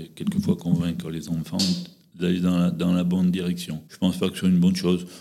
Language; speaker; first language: French; native; French